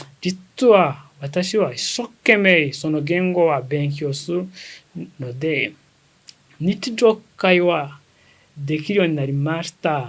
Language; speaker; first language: Japanese; non-native, learner; Kinyarwanda